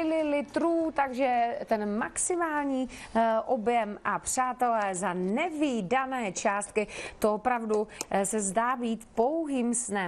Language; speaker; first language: Czech; native; Czech